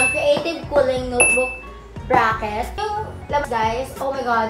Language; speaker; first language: English; non-native, local second language; Filipino